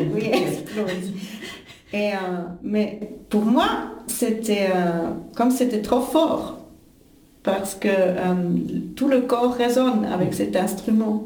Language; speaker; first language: French; non-native, fluent; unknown